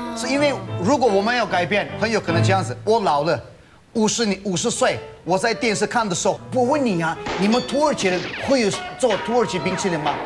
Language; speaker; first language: Chinese; non-native, fluent; Turkish